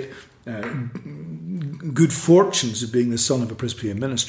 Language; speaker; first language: English; native; English